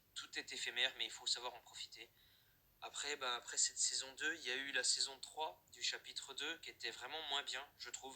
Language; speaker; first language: French; native; French